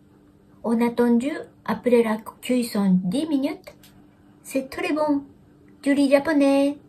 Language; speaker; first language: French; non-native, learner; Japanese